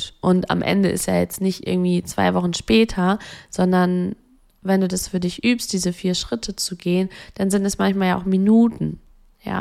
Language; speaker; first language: German; native; German